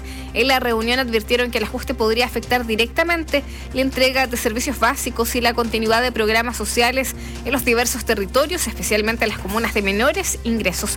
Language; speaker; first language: Spanish; native; Spanish